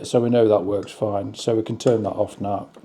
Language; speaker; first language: English; native; English